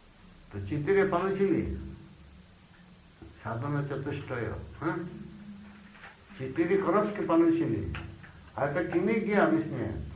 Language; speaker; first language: Russian; non-native, learner; Bangla